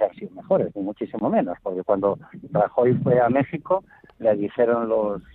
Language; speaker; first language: Spanish; native; Spanish